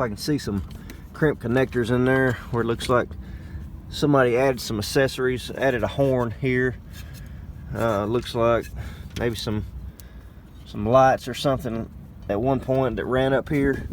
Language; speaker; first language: English; native; English